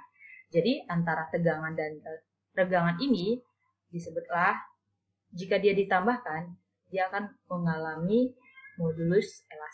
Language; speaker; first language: Indonesian; native; Indonesian